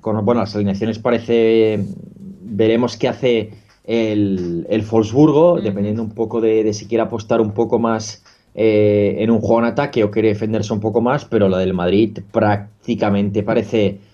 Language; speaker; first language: Spanish; native; Spanish